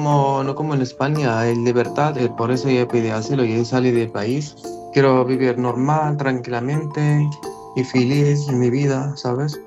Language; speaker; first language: Spanish; non-native, learner; Arabic